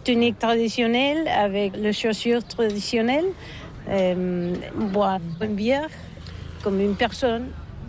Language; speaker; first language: French; non-native, learner; Catalan